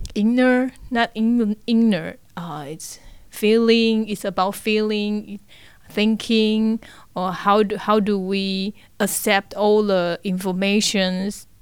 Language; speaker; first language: English; non-native, learner; Chinese